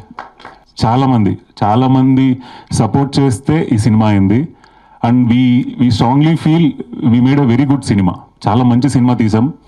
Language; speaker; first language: Telugu; native; Telugu